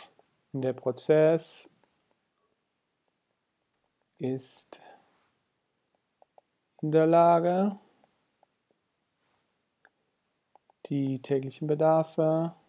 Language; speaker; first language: German; non-native, fluent; Spanish